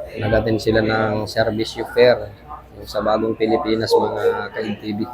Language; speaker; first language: Filipino; non-native, local second language; Waray